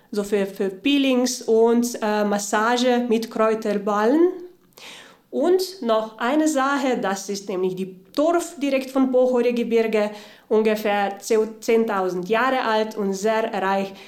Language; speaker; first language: German; non-native, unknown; Slovenian